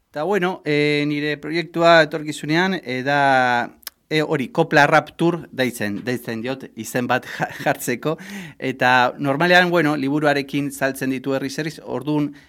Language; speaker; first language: Basque; non-native, local second language; Spanish